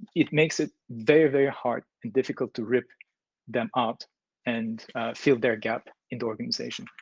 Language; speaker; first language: English; non-native, fluent; Turkish